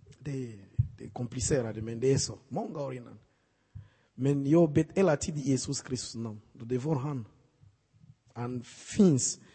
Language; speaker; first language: Swedish; non-native, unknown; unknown